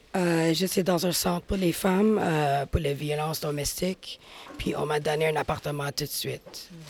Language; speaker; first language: French; native; French